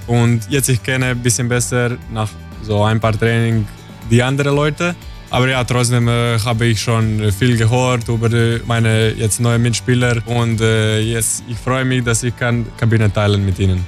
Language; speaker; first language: German; non-native, fluent; Croatian